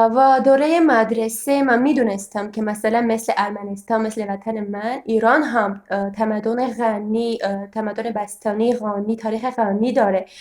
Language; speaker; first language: Persian; non-native, fluent; Armenian